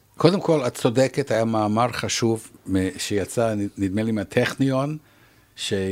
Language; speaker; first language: Hebrew; non-native, fluent; English